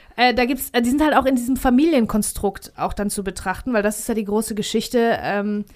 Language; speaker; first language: German; early bilingual, heritage; Greek